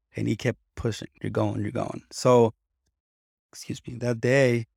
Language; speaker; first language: English; early bilingual, other home language; Spanish